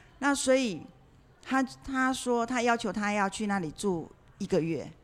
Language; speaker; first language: Chinese; native; Chinese